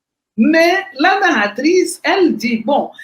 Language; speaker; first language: French; non-native, fluent; Portuguese